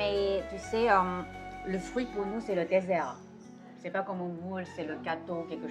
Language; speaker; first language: French; non-native, fluent; Chinese